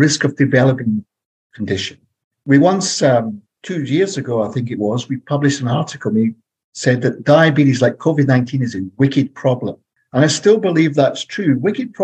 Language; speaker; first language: English; native; English